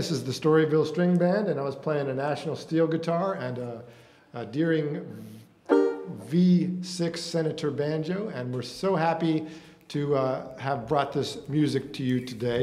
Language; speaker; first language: English; native; English